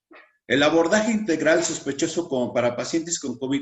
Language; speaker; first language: Spanish; native; Spanish